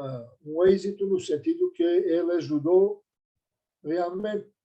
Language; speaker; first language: Portuguese; non-native, fluent; Persian